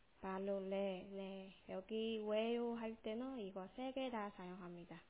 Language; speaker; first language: Korean; non-native, local second language; Burmese